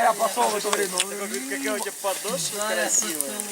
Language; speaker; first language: Russian; native; Russian